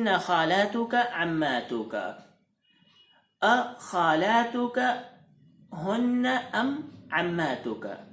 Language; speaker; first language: Arabic; non-native, fluent; Urdu